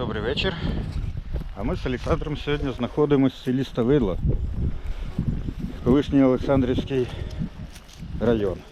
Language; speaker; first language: Ukrainian; non-native, local second language; Russian